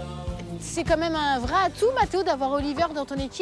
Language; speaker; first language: French; native; French